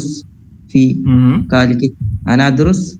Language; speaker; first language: Arabic; non-native, learner; Malayalam